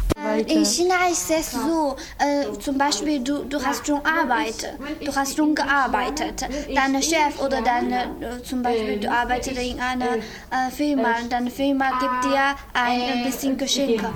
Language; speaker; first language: German; non-native, learner; Chinese